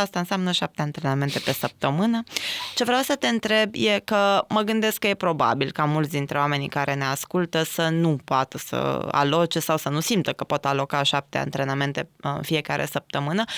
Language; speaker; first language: Romanian; native; Romanian